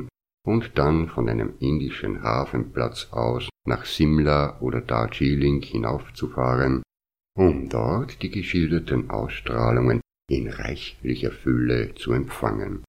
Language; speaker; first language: German; native; German